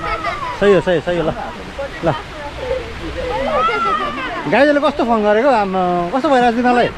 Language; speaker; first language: Nepali; native; Nepali